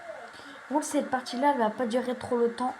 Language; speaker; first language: French; native; French